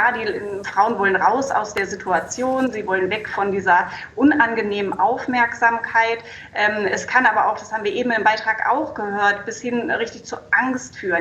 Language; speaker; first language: German; native; German